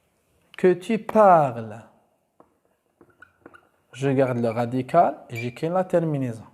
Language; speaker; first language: French; non-native, local second language; Arabic